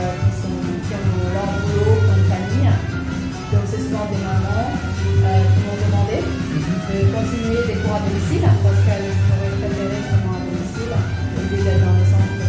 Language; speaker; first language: French; early bilingual, other home language; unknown